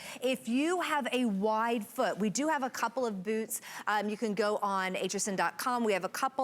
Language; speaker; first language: English; native; English